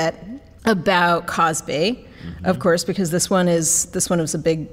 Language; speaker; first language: English; native; English